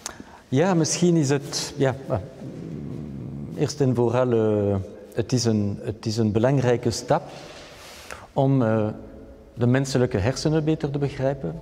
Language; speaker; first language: Dutch; non-native, fluent; French